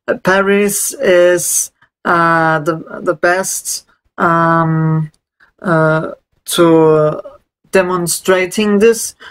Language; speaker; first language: English; non-native, learner; German